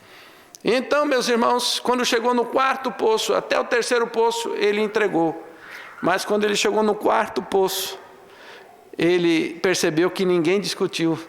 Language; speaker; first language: Portuguese; native; Portuguese